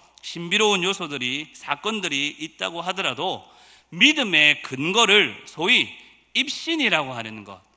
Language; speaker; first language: Korean; native; Korean